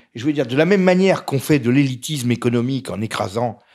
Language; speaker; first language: French; native; French